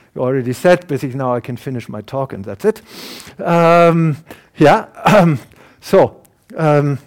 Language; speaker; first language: English; non-native, fluent; German